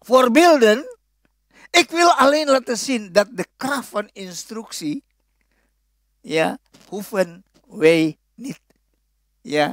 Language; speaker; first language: Dutch; non-native, fluent; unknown